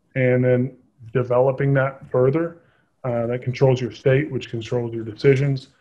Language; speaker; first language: English; native; English